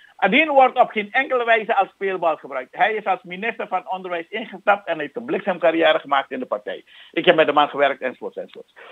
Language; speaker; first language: Dutch; native; Dutch